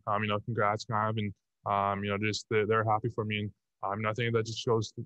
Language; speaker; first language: English; native; English